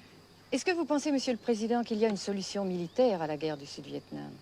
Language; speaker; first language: French; native; French